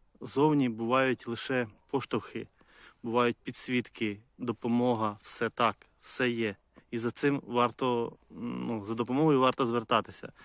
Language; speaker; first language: Ukrainian; native; Ukrainian